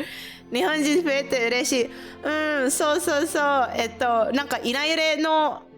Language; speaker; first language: Japanese; non-native, fluent; Indonesian